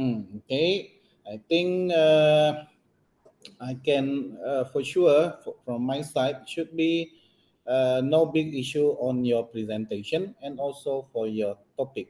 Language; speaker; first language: English; non-native, local second language; Malay